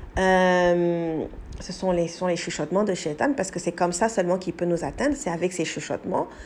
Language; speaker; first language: French; non-native, local second language; English